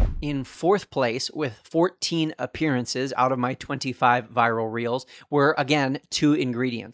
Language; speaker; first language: English; native; English